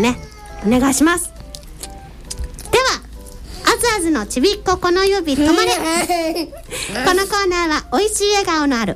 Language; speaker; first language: Japanese; native; Japanese